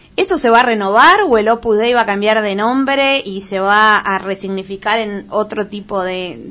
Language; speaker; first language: Spanish; native; Spanish